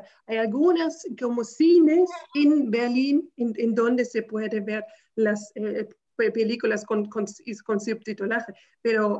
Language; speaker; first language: Spanish; non-native, fluent; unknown